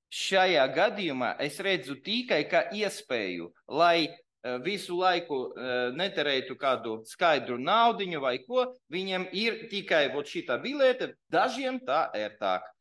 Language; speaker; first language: Latvian; non-native, local second language; Russian